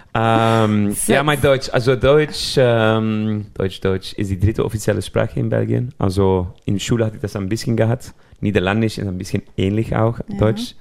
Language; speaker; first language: German; non-native, fluent; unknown